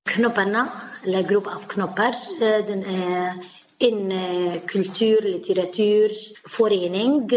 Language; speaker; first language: Swedish; non-native, learner; Arabic